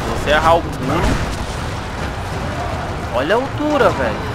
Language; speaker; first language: Portuguese; native; Portuguese